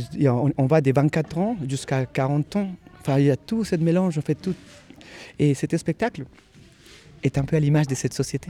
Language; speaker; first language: French; native; French